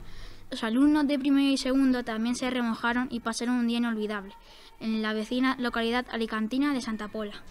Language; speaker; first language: Spanish; native; Spanish